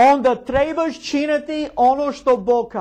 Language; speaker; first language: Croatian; non-native, learner; English